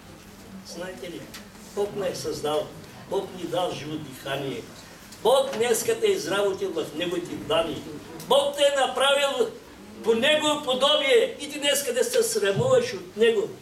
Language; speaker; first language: Bulgarian; non-native, local second language; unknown